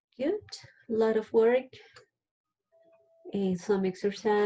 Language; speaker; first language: English; non-native, fluent; Spanish